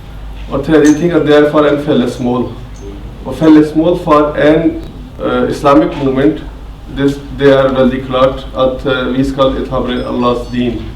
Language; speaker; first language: Norwegian; non-native, fluent; Urdu